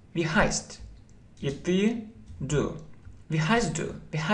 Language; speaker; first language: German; non-native, fluent; Russian